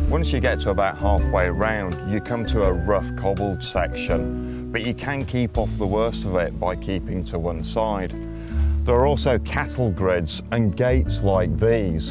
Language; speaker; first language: English; native; English